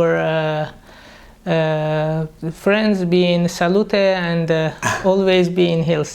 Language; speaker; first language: English; non-native, learner; Persian